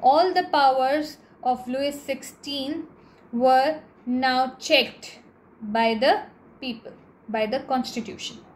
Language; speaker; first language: English; non-native, local second language; Hindi